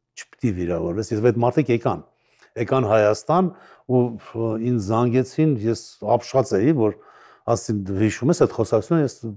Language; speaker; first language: Armenian; native; Armenian